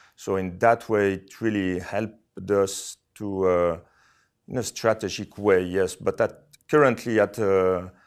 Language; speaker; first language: English; non-native, fluent; French